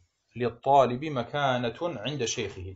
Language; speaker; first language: Arabic; non-native, fluent; German